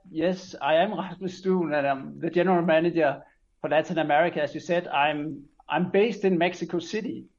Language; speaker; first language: English; non-native, fluent; Danish